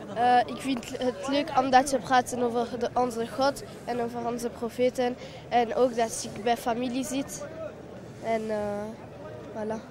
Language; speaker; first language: Dutch; early bilingual, other home language; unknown